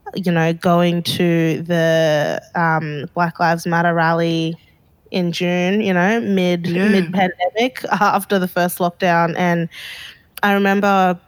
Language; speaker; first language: English; early bilingual, other home language; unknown